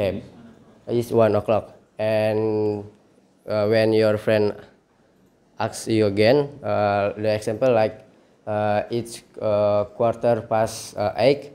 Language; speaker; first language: English; non-native, learner; Indonesian